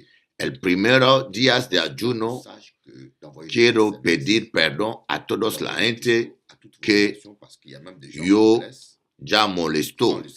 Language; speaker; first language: Spanish; non-native, learner; French